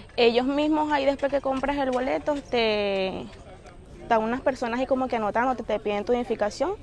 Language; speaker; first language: Spanish; native; Spanish